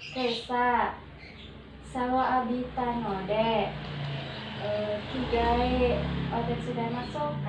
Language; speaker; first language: Japanese; non-native, learner; Indonesian